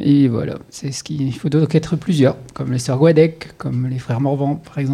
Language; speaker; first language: French; native; French